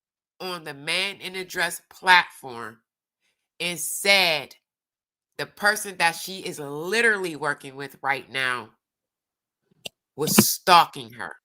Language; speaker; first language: English; native; English